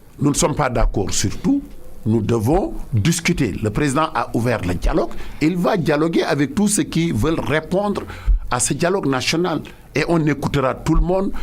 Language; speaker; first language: French; non-native, local second language; Wolof